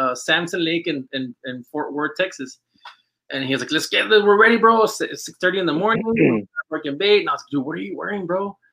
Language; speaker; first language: English; early bilingual, other home language; Spanish